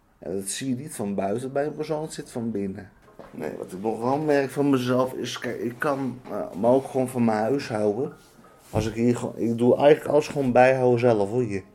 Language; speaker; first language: Dutch; native; Dutch